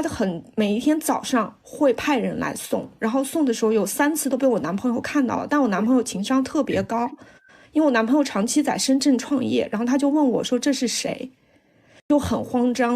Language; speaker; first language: Chinese; native; Chinese